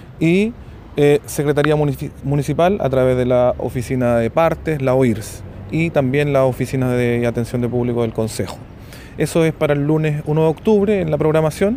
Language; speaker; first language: Spanish; native; Spanish